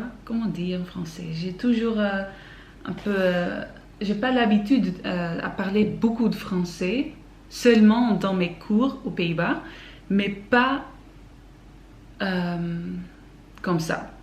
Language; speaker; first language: French; non-native, learner; Dutch